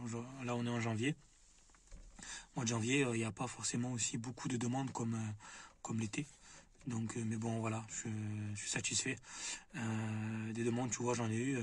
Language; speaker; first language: French; native; French